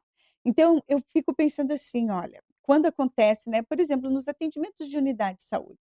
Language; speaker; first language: Portuguese; native; Portuguese